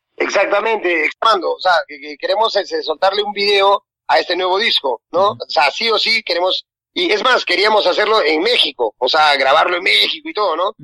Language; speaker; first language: Spanish; native; Spanish